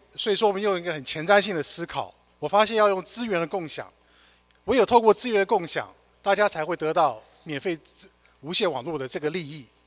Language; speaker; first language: Chinese; native; Chinese